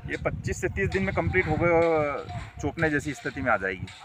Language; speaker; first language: Hindi; native; Hindi